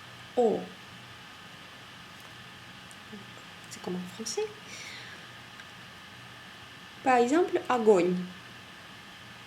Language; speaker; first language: French; non-native, fluent; Russian